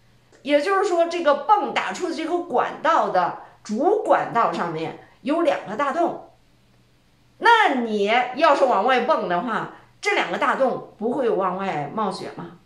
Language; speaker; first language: Chinese; native; Chinese